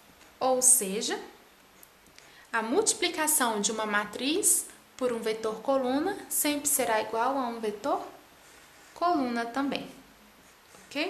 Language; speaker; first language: Portuguese; native; Portuguese